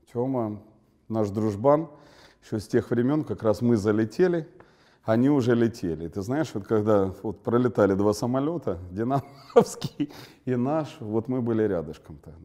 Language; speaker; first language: Russian; native; Russian